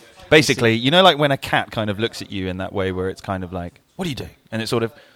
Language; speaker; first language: English; native; English